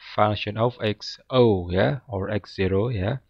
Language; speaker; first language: English; non-native, fluent; Indonesian